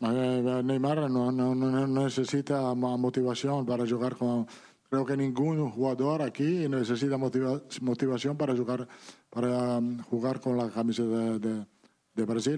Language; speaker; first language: Portuguese; non-native, learner; Italian